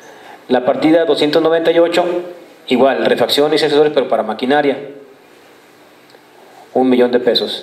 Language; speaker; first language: Spanish; native; Spanish